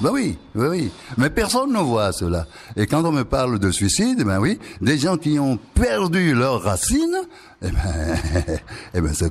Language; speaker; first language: French; non-native, local second language; Ewe